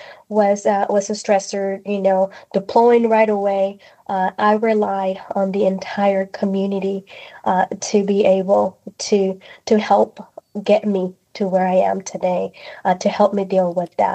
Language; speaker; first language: English; non-native, fluent; Spanish